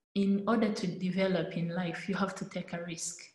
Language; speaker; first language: English; non-native, local second language; Kinyarwanda